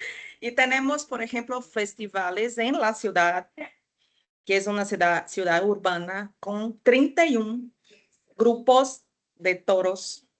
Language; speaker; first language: Spanish; non-native, fluent; Portuguese